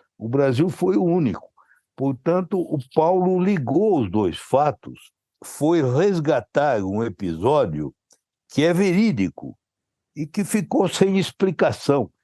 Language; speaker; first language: Portuguese; native; Portuguese